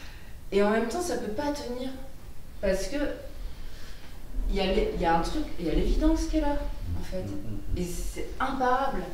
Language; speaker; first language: French; native; French